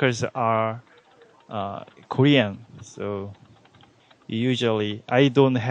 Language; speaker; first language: English; non-native, learner; Korean